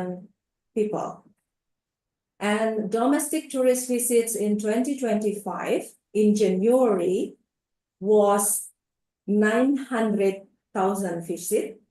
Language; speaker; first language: English; non-native, local second language; Indonesian